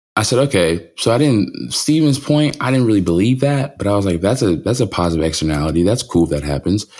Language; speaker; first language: English; native; English